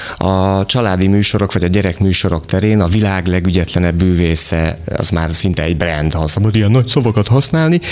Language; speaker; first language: Hungarian; native; Hungarian